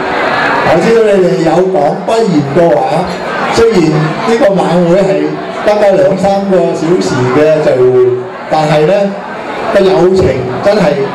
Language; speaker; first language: Chinese; early bilingual, heritage; Cantonese